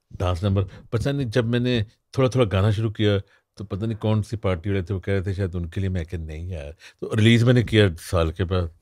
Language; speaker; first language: Urdu; non-native, local second language; Punjabi